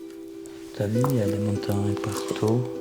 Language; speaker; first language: French; non-native, learner; Albanian